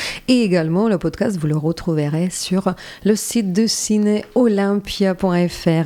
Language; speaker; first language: French; native; French